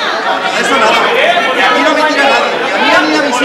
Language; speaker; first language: Spanish; native; Spanish